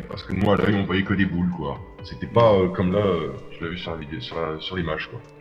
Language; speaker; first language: French; native; French